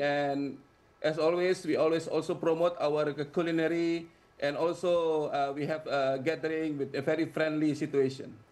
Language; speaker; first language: English; non-native, fluent; Indonesian